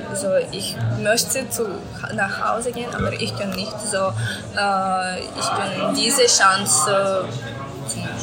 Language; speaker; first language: German; non-native, learner; Ukrainian